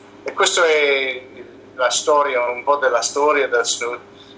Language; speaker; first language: Italian; non-native, learner; English